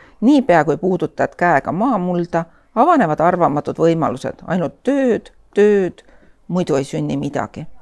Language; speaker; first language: Estonian; native; Estonian